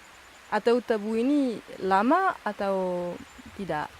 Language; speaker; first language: Indonesian; non-native, learner; French